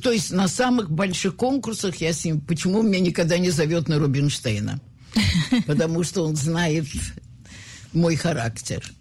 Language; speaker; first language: Russian; native; Russian